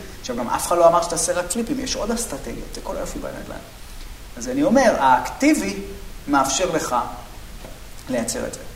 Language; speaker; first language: Hebrew; native; Hebrew